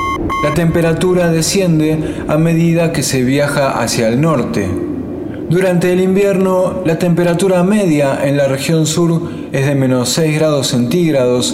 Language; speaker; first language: Spanish; native; Spanish